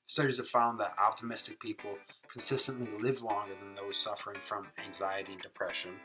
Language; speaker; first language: English; native; English